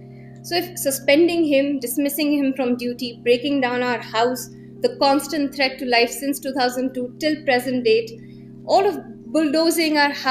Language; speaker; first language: English; non-native, local second language; Gujarati